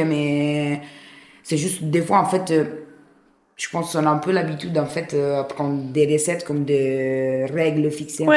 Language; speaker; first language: French; non-native, fluent; Italian